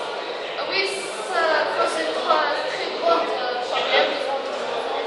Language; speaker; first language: French; non-native, learner; Arabic